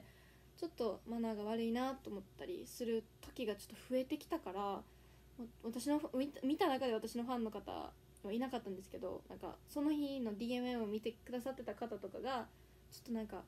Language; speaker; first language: Japanese; native; Japanese